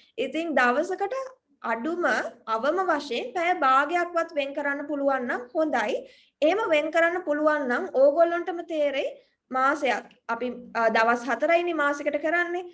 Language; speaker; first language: Sinhala; native; Sinhala